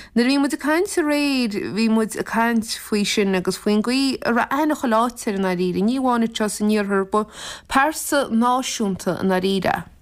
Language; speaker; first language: Irish; native; Irish